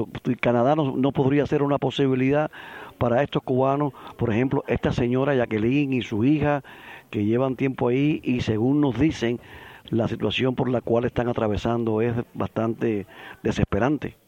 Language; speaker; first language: Spanish; native; Spanish